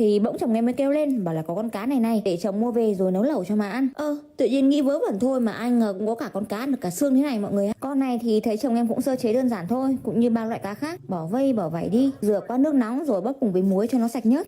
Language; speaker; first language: Vietnamese; native; Vietnamese